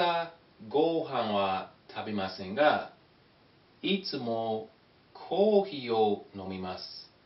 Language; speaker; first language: Japanese; non-native, learner; English